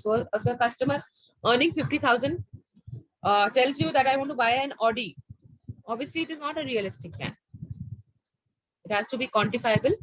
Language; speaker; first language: English; non-native, local second language; Hindi